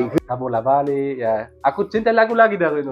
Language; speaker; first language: Indonesian; non-native, learner; German